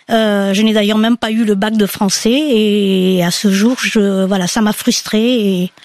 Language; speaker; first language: French; non-native, local second language; Malagasy